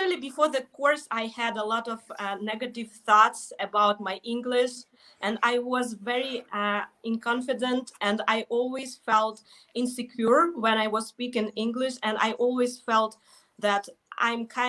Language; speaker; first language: English; non-native, fluent; Russian